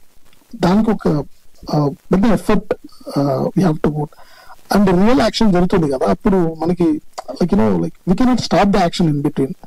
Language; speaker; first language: Telugu; non-native, learner; Tamil